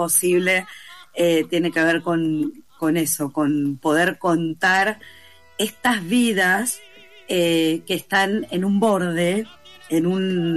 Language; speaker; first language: Spanish; native; Spanish